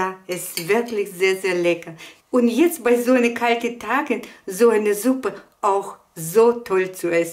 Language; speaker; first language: German; non-native, fluent; Russian